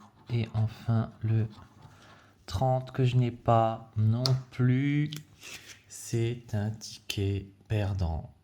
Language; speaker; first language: French; native; French